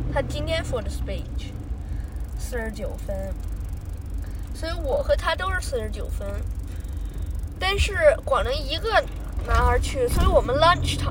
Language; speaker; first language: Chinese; early bilingual, heritage; Chinese